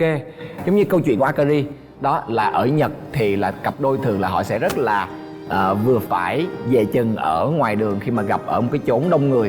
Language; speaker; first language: Vietnamese; native; Vietnamese